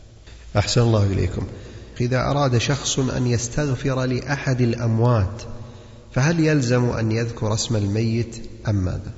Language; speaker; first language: Arabic; native; Arabic